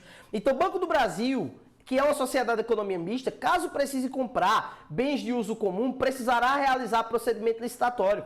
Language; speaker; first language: Portuguese; native; Portuguese